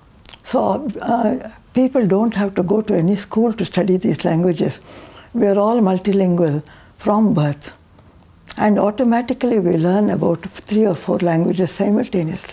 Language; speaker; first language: English; non-native, local second language; Tamil